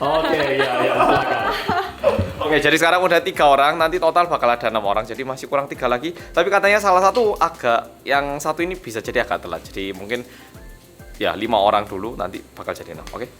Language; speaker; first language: Indonesian; non-native, fluent; Korean